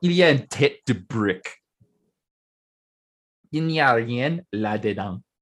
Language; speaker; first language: French; non-native, learner; English